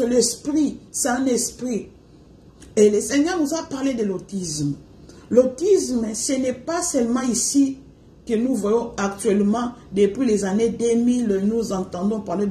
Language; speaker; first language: French; non-native, local second language; Lingala